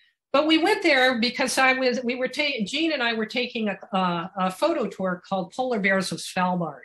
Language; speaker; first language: English; native; English